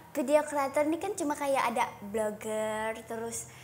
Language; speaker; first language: Indonesian; native; Indonesian